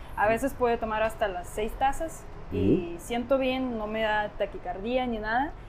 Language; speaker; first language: Spanish; non-native, fluent; Ukrainian